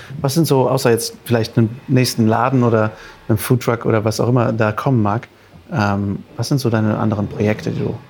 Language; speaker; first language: German; native; German